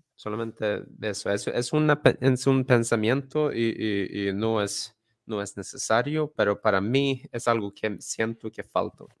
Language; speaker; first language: Spanish; non-native, fluent; English